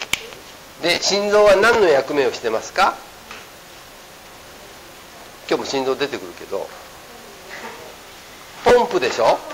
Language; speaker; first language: Japanese; native; Japanese